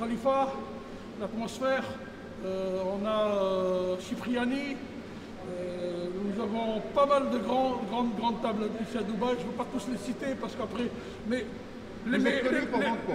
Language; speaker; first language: French; native; French